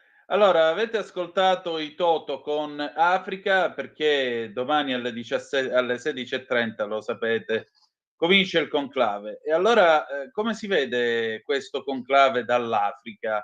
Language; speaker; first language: Italian; native; Italian